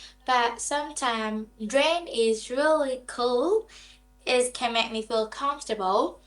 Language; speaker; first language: English; non-native, learner; Vietnamese